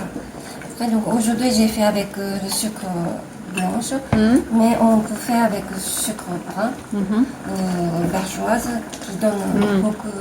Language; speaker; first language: French; non-native, fluent; Japanese